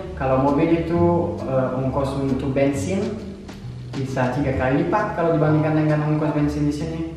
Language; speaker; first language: Indonesian; non-native, fluent; French